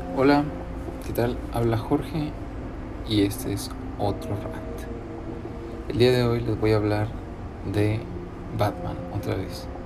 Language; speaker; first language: Spanish; native; Spanish